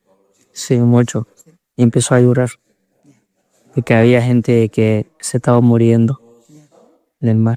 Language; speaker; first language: Spanish; non-native, learner; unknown